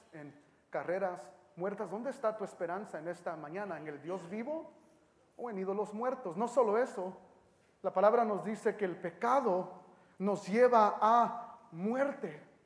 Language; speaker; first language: Spanish; early bilingual, heritage; Spanish